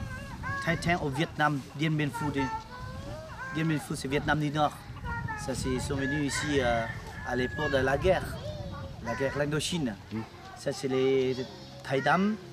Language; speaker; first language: French; non-native, local second language; Lao